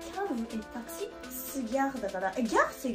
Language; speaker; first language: French; non-native, learner; Japanese